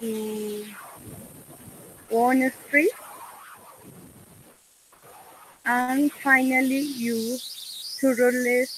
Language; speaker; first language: English; non-native, learner; Spanish